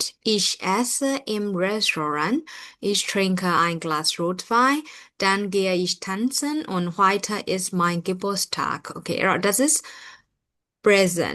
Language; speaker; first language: German; non-native, fluent; Burmese